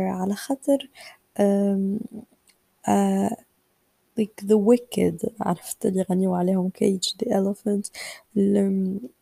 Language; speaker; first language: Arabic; native; Arabic